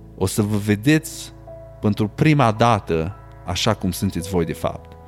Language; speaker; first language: Romanian; native; Romanian